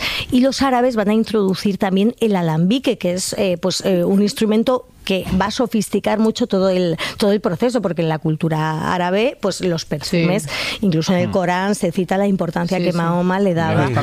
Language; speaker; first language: Spanish; native; Spanish